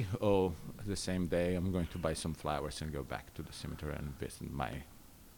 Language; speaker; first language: English; non-native, learner; Italian